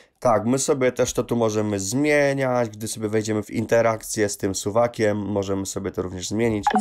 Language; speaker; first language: Polish; native; Polish